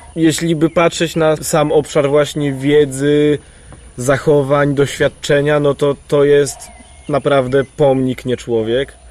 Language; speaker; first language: Polish; native; Polish